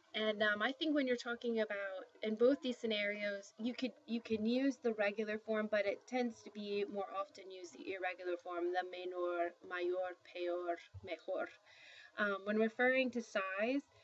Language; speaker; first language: English; native; English